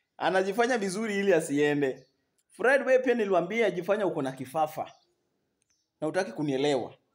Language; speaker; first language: Swahili; non-native, local second language; Luo (Kenya and Tanzania)